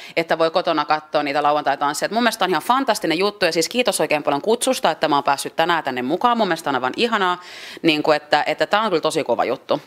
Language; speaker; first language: Finnish; early bilingual, other home language; French